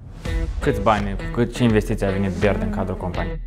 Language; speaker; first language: Romanian; native; Romanian